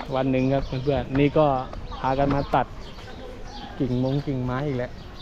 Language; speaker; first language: Thai; native; Thai